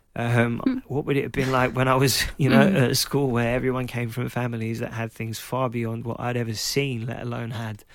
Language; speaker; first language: English; native; English